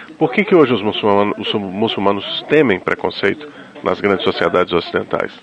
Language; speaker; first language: Portuguese; native; Portuguese